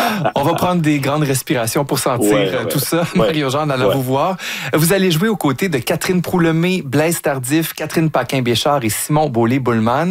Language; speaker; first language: French; native; French